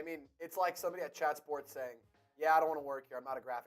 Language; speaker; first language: English; native; English